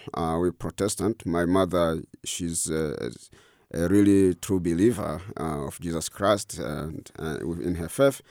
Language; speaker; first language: English; non-native, fluent; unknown